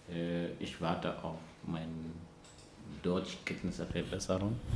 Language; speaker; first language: German; non-native, learner; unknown